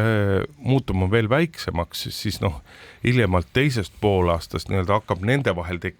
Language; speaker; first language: Estonian; native; Estonian